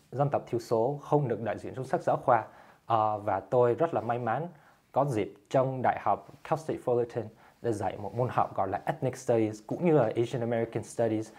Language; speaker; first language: Vietnamese; early bilingual, heritage; Vietnamese